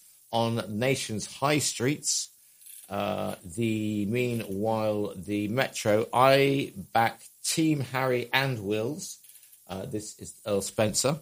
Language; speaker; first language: English; native; English